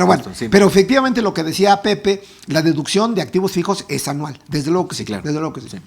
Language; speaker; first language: Spanish; native; Spanish